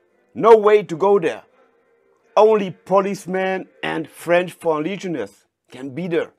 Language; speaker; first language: English; non-native, fluent; German